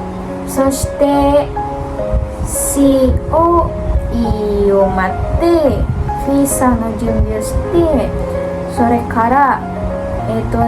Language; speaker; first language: Japanese; non-native, learner; Indonesian